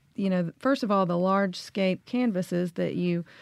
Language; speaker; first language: English; native; English